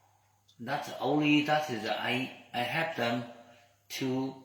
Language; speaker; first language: English; non-native, learner; Vietnamese